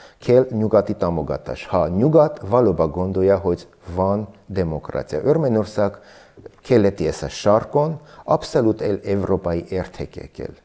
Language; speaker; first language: Hungarian; non-native, learner; Armenian